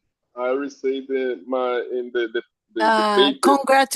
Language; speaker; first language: English; non-native, learner; Portuguese